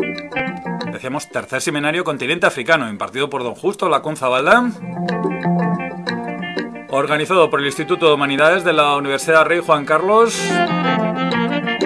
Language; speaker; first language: Spanish; native; Spanish